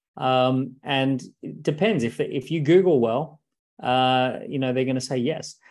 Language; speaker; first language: English; native; English